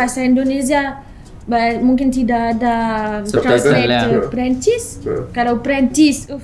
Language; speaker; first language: Indonesian; non-native, learner; French